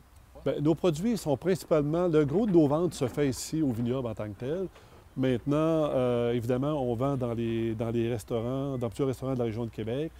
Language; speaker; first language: French; native; French